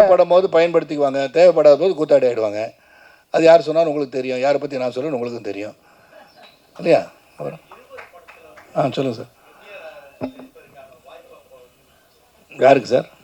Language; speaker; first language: Tamil; native; Tamil